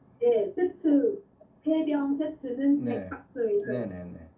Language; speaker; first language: Korean; non-native, fluent; Vietnamese